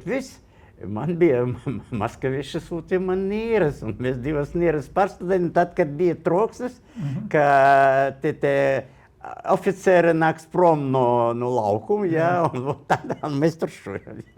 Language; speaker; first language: Latvian; non-native, local second language; Russian